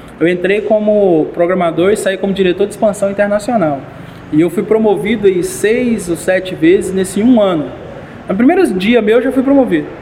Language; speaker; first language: Portuguese; native; Portuguese